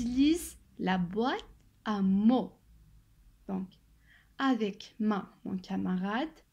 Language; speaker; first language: French; non-native, local second language; Arabic